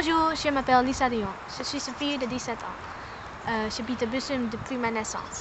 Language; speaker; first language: French; non-native, learner; Dutch